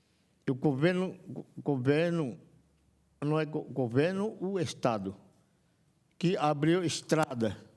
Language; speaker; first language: Portuguese; non-native, local second language; Yanomámi